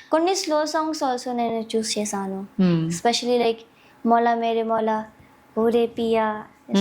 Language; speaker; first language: Telugu; non-native, local second language; Hindi